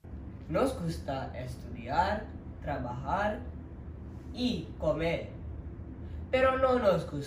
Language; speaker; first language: Spanish; non-native, learner; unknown